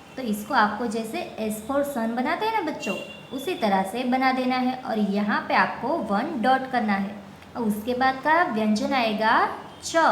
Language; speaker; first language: Hindi; non-native, local second language; Gujarati